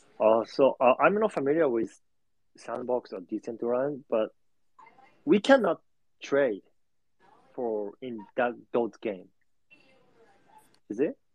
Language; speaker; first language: English; non-native, learner; Japanese